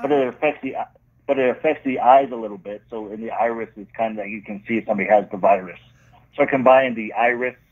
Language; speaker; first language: English; native; English